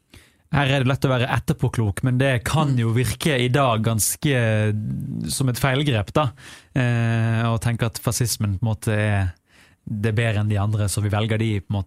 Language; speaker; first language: Norwegian; native; Norwegian